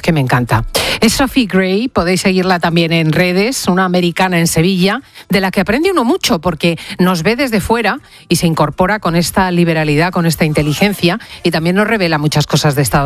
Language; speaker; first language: Spanish; native; Spanish